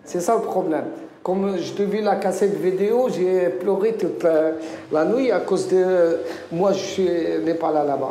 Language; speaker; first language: French; non-native, learner; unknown